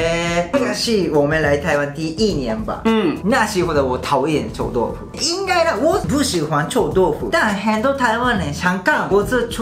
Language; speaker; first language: Chinese; non-native, fluent; Japanese